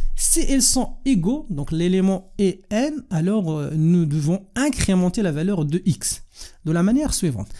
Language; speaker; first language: French; non-native, local second language; Arabic